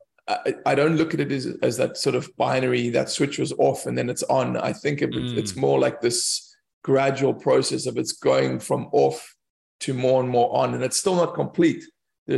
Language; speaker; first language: English; native; English